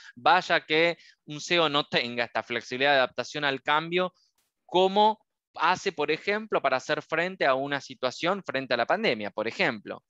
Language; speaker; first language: Spanish; native; Spanish